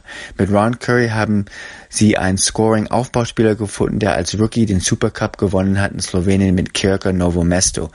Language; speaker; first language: German; native; German